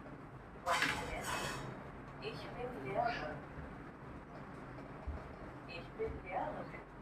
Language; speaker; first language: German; non-native, fluent; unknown